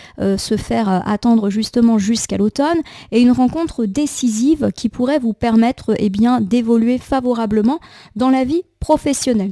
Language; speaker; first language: French; native; French